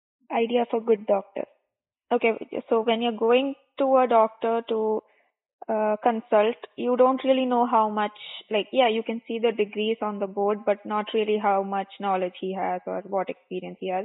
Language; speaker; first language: English; non-native, local second language; Malayalam